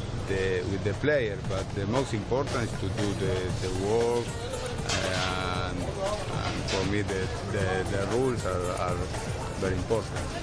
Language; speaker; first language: English; non-native, learner; Spanish